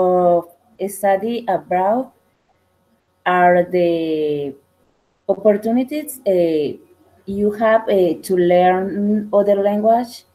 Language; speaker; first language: English; non-native, learner; Spanish